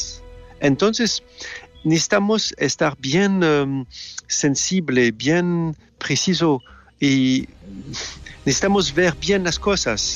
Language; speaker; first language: Spanish; non-native, learner; French